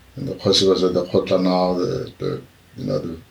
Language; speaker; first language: English; non-native, local second language; Tswana